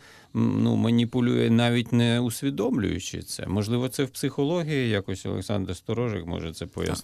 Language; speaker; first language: Ukrainian; native; Ukrainian